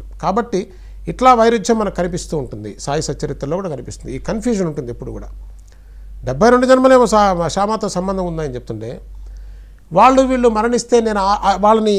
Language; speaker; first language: Telugu; native; Telugu